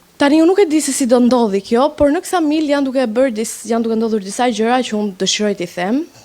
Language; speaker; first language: Albanian; early bilingual, heritage; Albanian